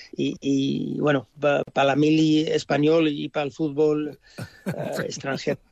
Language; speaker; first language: Spanish; early bilingual, heritage; English